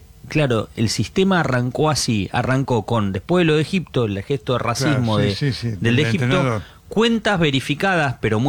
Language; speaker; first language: Spanish; native; Spanish